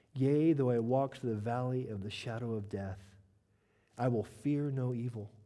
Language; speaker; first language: English; native; English